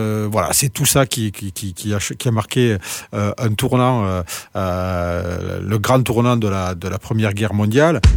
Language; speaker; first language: French; native; French